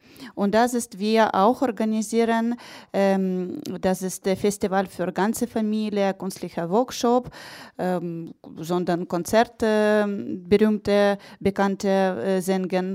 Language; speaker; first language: German; non-native, learner; Ukrainian